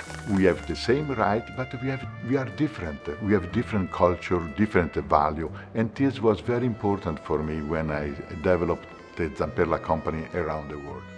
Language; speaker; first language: English; non-native, fluent; Italian